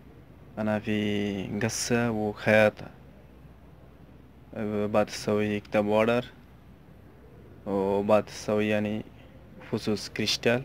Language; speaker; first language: Arabic; non-native, learner; Bangla